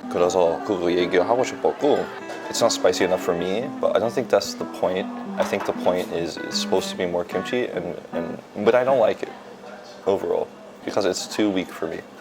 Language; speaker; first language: English; native; English